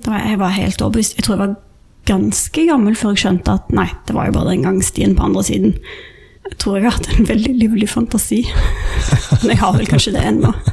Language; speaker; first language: Norwegian; native; Norwegian